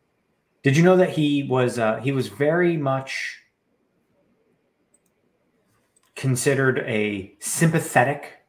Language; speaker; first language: English; native; English